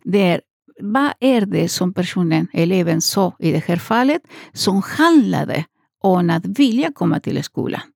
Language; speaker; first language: Swedish; non-native, fluent; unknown